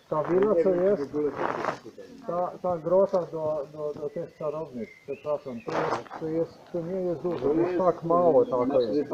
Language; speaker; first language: Polish; non-native, learner; Croatian